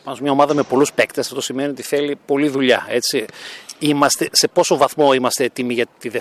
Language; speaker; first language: Greek; native; Greek